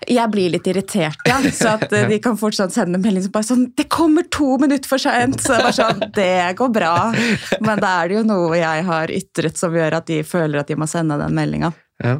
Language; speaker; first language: Norwegian; native; Norwegian